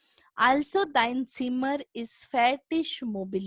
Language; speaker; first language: German; non-native, fluent; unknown